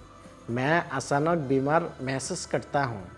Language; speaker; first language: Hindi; non-native, local second language; Bangla